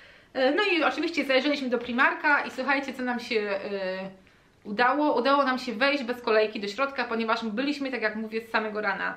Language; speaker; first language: Polish; native; Polish